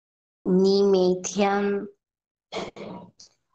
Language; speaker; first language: Chinese; non-native, learner; Bangla